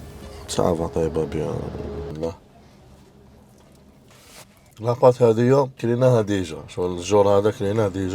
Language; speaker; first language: Arabic; native; Arabic